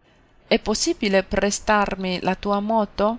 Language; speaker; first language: Italian; non-native, fluent; Chinese